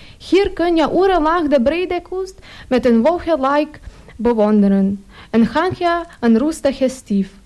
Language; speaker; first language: Dutch; non-native, learner; Ukrainian